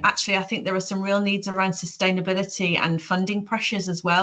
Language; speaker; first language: English; native; English